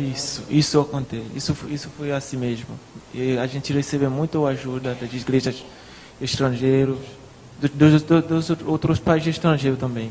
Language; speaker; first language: Portuguese; non-native, fluent; Haitian Creole